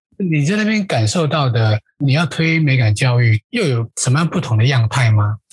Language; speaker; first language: Chinese; native; Chinese